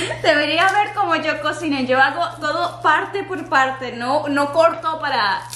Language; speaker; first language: Spanish; early bilingual, heritage; Spanish